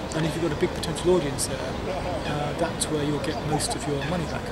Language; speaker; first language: English; native; English